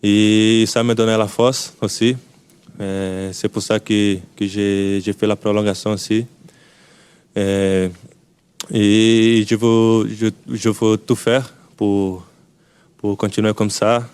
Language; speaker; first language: French; non-native, learner; Portuguese